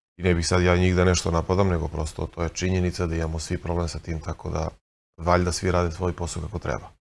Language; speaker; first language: Croatian; native; Croatian